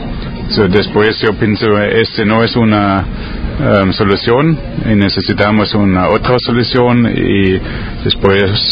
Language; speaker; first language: Spanish; non-native, learner; German